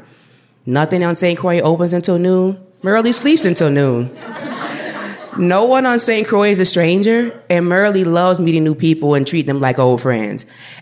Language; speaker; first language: English; native; English